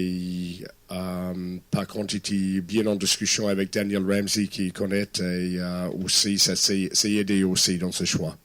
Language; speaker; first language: French; non-native, fluent; English